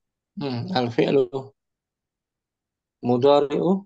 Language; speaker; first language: Arabic; non-native, fluent; Indonesian